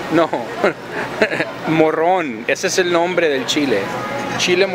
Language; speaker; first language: Spanish; early bilingual, heritage; Spanish